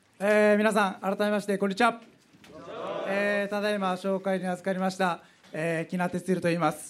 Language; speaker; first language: Japanese; native; Japanese